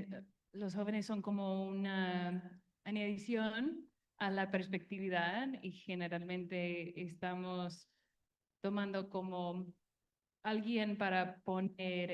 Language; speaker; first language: Spanish; non-native, learner; English